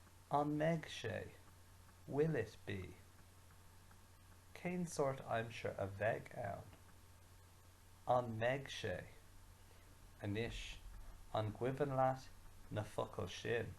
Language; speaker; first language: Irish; non-native, local second language; English